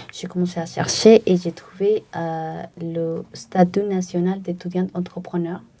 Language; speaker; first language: French; non-native, fluent; Spanish